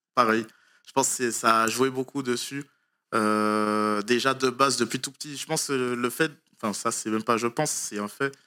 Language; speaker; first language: French; native; French